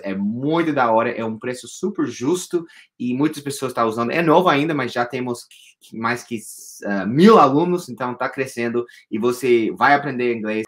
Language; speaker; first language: Portuguese; non-native, fluent; English